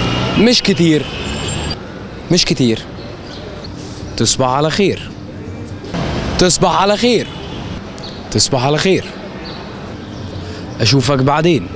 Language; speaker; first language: Arabic; non-native, learner; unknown